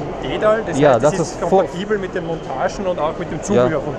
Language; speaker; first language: German; native; German